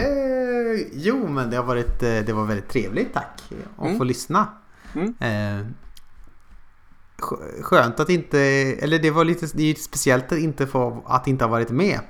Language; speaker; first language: Swedish; native; Swedish